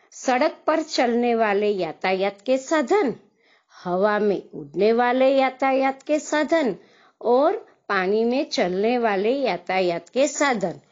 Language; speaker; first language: Hindi; non-native, local second language; Gujarati